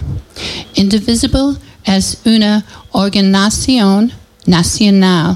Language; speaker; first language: Spanish; non-native, learner; English